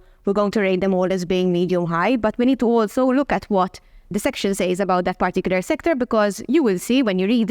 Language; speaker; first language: English; non-native, local second language; Maltese